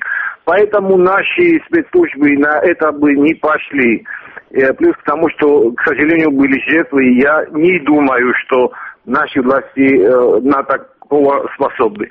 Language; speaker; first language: Russian; non-native, fluent; Georgian